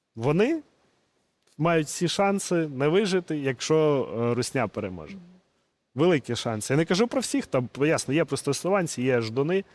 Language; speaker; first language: Ukrainian; non-native, local second language; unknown